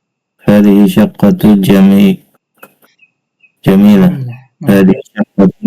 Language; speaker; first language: Arabic; non-native, learner; Indonesian